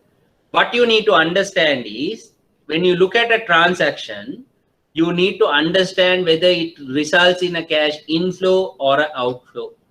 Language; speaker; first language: English; non-native, local second language; Sinhala